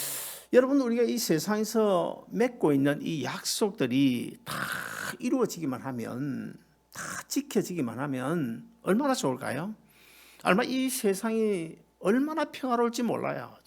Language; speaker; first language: Korean; native; Korean